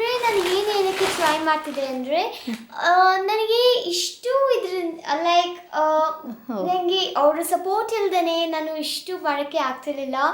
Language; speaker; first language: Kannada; early bilingual, heritage; Kannada